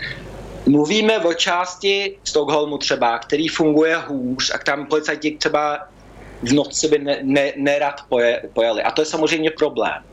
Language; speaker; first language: Czech; early bilingual, heritage; Czech